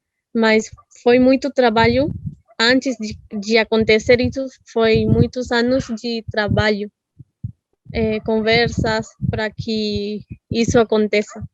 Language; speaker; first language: Portuguese; non-native, fluent; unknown